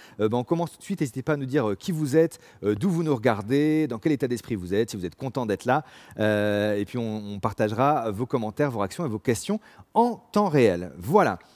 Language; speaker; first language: French; native; French